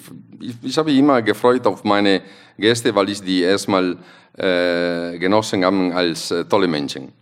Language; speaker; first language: German; non-native, fluent; Italian